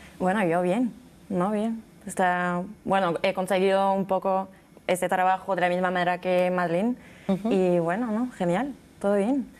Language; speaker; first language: Spanish; non-native, fluent; French